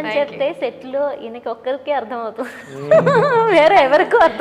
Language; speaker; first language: Telugu; non-native, learner; Malayalam